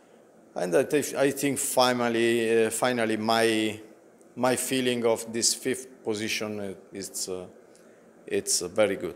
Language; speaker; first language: English; non-native, learner; Italian